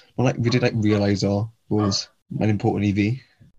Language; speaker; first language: Welsh; non-native, local second language; English